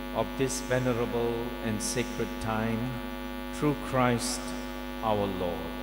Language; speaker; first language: English; non-native, local second language; Tamil